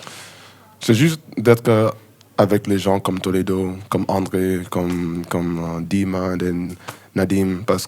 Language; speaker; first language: French; non-native, learner; English